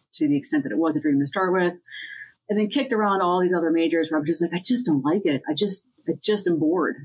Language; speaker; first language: English; native; English